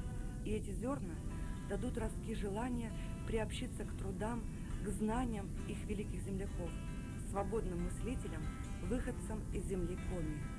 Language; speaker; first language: Russian; native; Russian